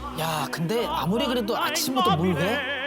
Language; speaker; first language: Korean; native; Korean